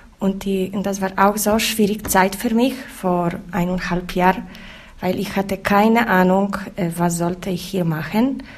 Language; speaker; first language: German; non-native, learner; Polish